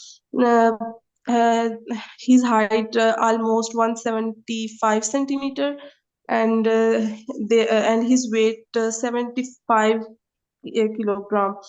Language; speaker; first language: English; non-native, learner; Urdu